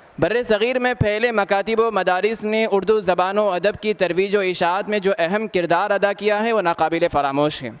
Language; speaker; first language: Urdu; native; Urdu